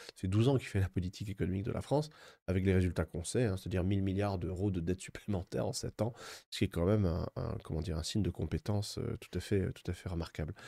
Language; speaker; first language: French; native; French